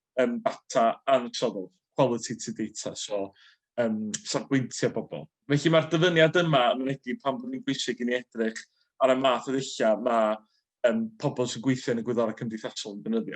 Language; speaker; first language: Welsh; native; Welsh